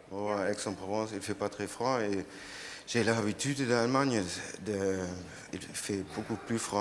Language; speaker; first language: French; non-native, learner; German